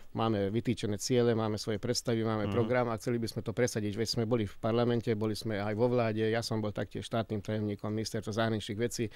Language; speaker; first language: Slovak; non-native, local second language; Hungarian